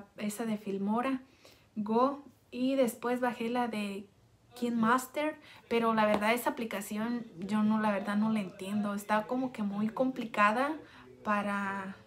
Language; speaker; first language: Spanish; native; Spanish